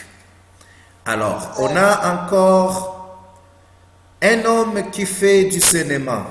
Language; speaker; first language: French; non-native, fluent; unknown